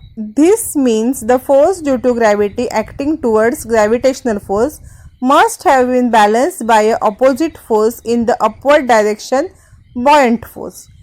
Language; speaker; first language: English; non-native, local second language; Marathi